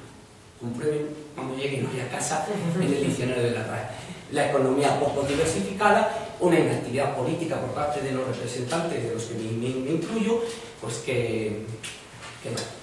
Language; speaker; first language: Spanish; native; Spanish